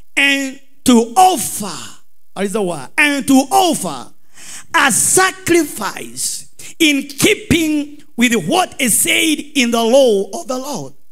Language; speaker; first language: English; non-native, local second language; Swahili